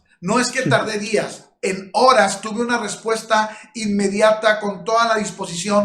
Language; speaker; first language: Spanish; native; Spanish